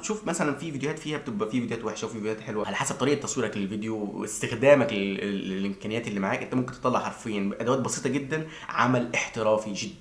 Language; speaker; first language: Arabic; native; Arabic